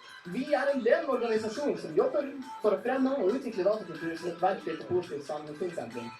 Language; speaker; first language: Norwegian; native; Norwegian